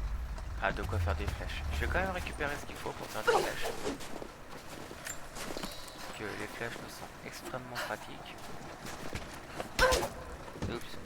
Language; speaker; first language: French; native; French